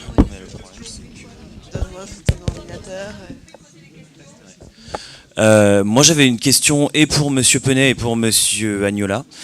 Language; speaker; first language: French; native; French